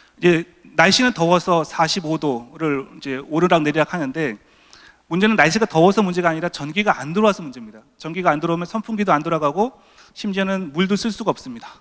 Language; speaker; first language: Korean; native; Korean